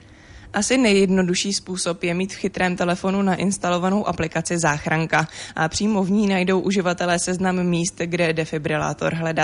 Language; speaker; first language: Czech; native; Czech